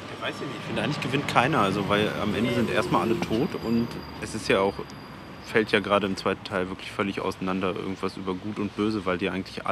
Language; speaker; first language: German; native; German